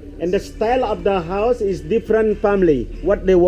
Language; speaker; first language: English; non-native, learner; Balinese